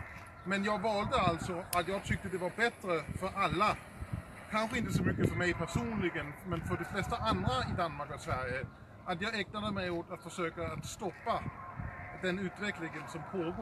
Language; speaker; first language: Swedish; early bilingual, heritage; Danish